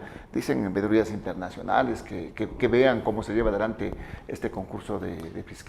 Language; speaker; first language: Spanish; native; Spanish